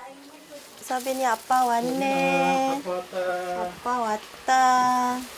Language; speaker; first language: Korean; non-native, learner; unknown